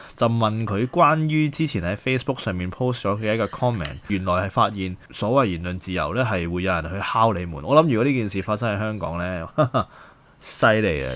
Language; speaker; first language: Cantonese; native; Cantonese